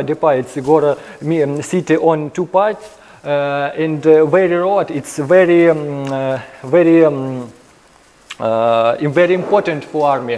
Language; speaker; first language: English; non-native, learner; Ukrainian